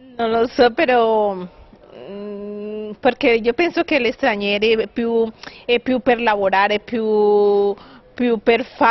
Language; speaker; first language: Italian; non-native, fluent; Spanish